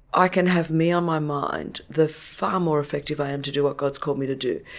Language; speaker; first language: English; non-native, local second language; Greek